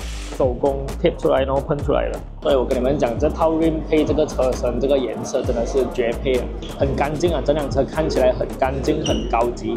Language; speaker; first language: Chinese; native; Chinese